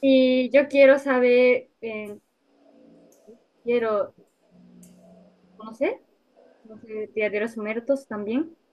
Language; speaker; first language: Spanish; non-native, learner; Japanese